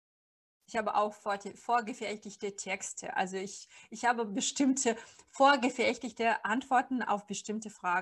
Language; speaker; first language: German; non-native, fluent; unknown